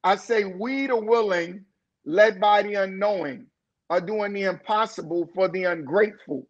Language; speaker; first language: English; native; English